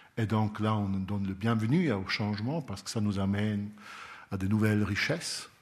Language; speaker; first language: French; non-native, local second language; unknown